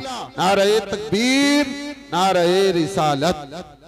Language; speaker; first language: Hindi; native; Hindi